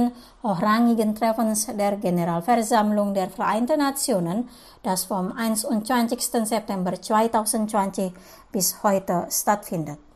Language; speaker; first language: German; non-native, fluent; Indonesian